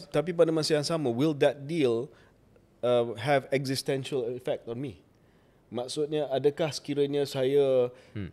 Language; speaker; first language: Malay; native; Malay